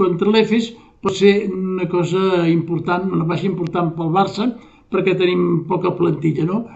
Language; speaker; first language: Catalan; native; Catalan